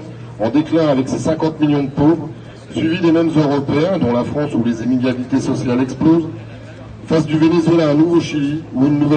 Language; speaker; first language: French; native; French